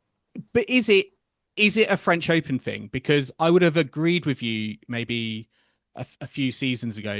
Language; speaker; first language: English; native; English